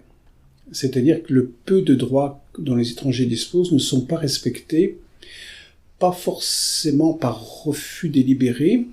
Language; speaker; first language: French; native; French